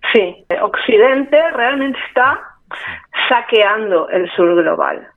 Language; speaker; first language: Spanish; native; Spanish